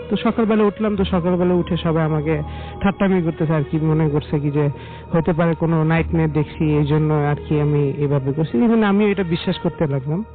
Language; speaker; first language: Bangla; early bilingual, heritage; Bangla